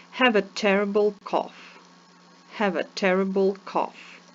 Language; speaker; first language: English; non-native, fluent; Ukrainian